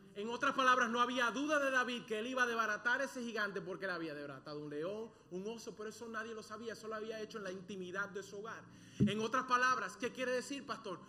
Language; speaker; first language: Spanish; early bilingual, other home language; English